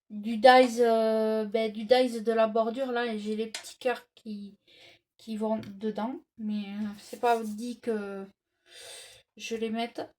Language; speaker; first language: French; native; French